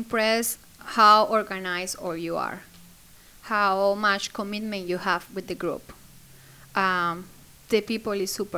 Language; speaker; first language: English; non-native, fluent; Spanish